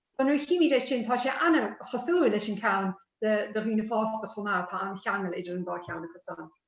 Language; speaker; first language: Irish; native; Irish